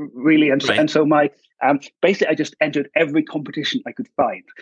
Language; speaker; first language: English; native; English